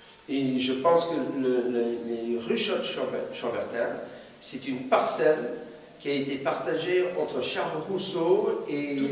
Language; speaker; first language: French; non-native, fluent; English